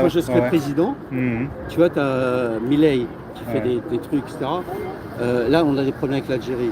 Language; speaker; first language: French; native; French